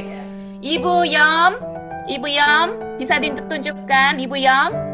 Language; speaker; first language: Indonesian; non-native, fluent; Korean